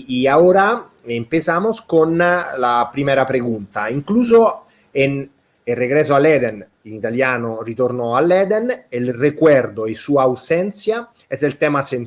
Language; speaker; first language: Spanish; non-native, fluent; Italian